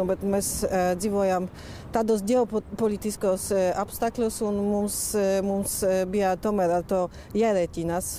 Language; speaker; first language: Latvian; non-native, fluent; Polish